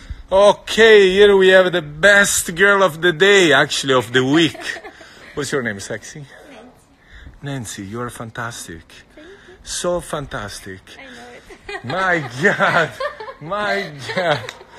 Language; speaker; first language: English; non-native, fluent; Italian